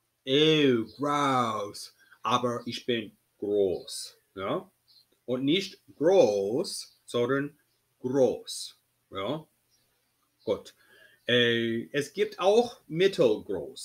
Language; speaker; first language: German; non-native, fluent; English